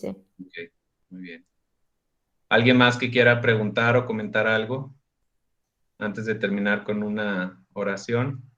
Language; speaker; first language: Spanish; native; Spanish